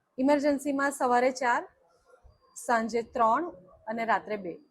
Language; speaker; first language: Gujarati; native; Gujarati